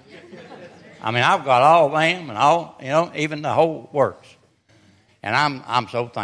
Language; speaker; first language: English; native; English